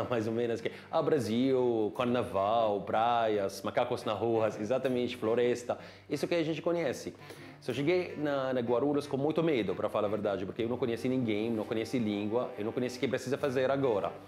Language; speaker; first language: Portuguese; non-native, learner; Arabic